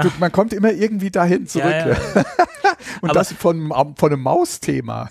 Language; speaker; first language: German; native; German